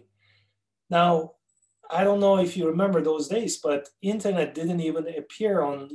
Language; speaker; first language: English; non-native, fluent; Turkish